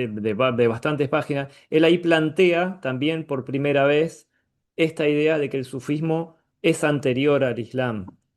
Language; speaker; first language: Spanish; native; Spanish